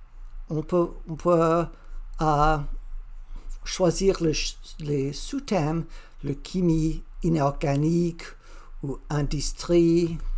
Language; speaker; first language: French; non-native, learner; English